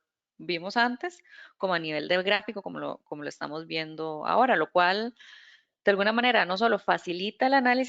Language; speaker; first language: Spanish; native; Spanish